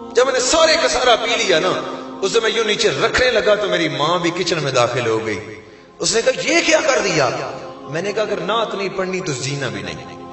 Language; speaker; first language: Urdu; non-native, local second language; Punjabi